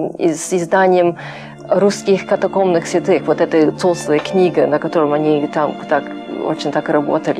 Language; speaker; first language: Russian; non-native, fluent; English